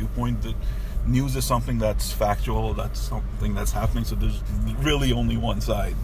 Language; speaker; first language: English; early bilingual, other home language; Urdu